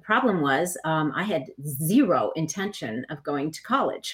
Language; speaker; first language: English; native; English